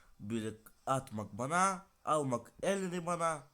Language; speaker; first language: Turkish; non-native, learner; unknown